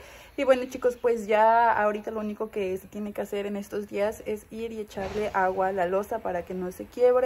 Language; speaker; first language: Spanish; native; Spanish